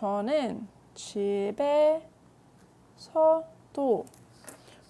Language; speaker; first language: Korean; non-native, fluent; English